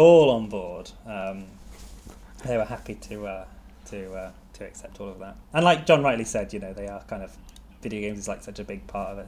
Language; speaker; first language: English; native; English